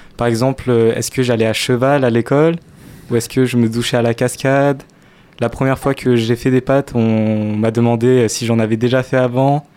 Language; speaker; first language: French; native; French